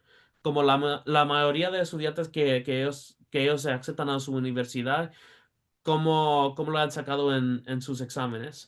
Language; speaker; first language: Spanish; early bilingual, heritage; Spanish